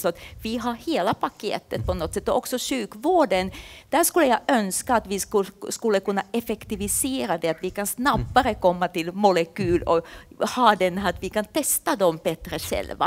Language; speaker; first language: Swedish; non-native, fluent; Finnish